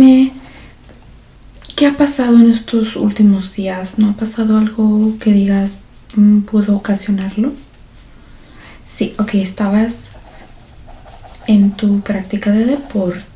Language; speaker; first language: Spanish; early bilingual, heritage; Spanish